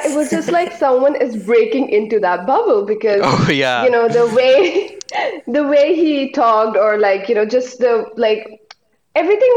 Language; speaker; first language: English; non-native, local second language; Hindi